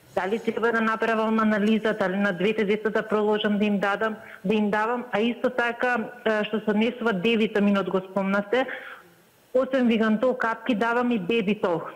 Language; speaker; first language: Macedonian; native; Macedonian